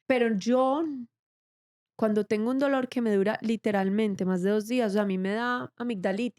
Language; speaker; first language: Spanish; native; Spanish